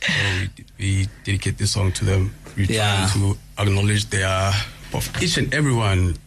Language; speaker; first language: English; non-native, local second language; Xhosa